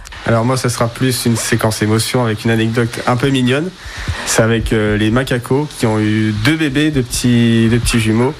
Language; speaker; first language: French; native; French